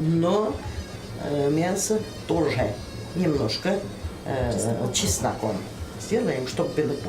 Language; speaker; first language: Russian; non-native, fluent; Armenian